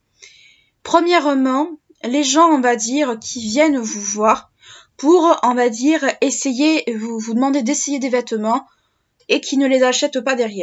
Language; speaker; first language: French; native; French